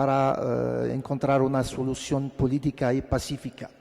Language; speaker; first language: Spanish; non-native, fluent; Arabic